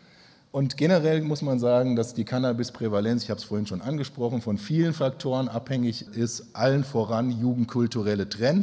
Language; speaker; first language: German; native; German